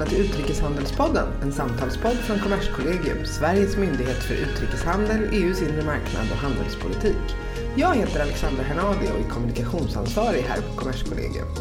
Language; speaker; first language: Swedish; native; Swedish